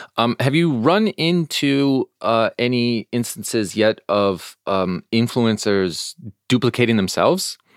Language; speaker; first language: English; native; English